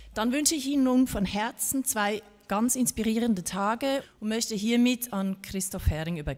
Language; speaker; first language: German; native; German